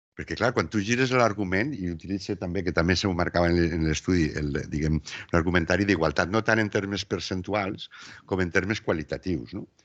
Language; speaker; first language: Catalan; native; Catalan